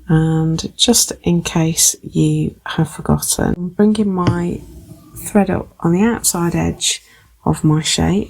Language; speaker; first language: English; native; English